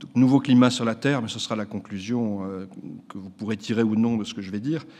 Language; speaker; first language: French; native; French